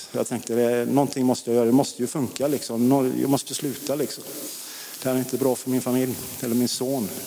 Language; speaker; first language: Swedish; native; Swedish